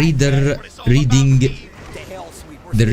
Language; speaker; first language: English; non-native, local second language; Arabic